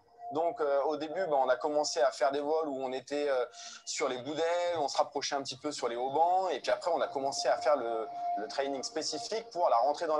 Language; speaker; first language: French; native; French